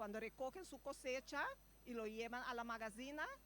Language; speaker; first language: Spanish; non-native, fluent; Papiamento